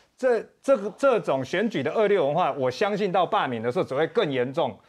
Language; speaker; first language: Chinese; native; Chinese